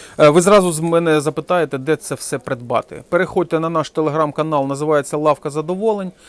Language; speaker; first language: Ukrainian; non-native, local second language; Russian